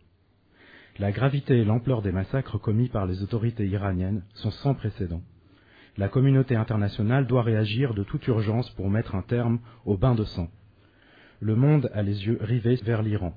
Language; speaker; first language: French; native; French